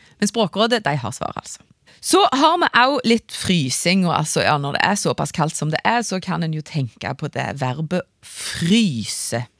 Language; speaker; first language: Norwegian; native; Norwegian